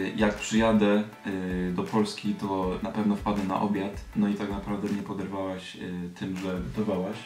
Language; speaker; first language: Polish; early bilingual, heritage; Polish